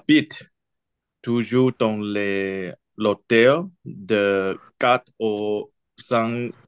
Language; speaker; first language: French; non-native, learner; Chinese